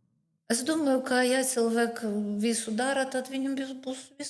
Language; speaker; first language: Latvian; non-native, learner; Russian